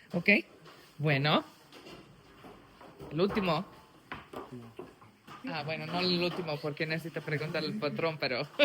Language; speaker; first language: Spanish; non-native, learner; English